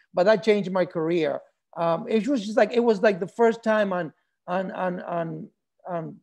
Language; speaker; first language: English; early bilingual, other home language; Spanish